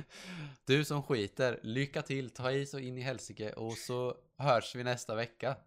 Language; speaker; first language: Swedish; early bilingual, other home language; German